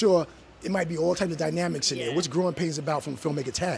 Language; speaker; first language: English; native; English